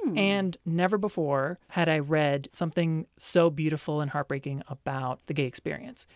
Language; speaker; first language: English; native; English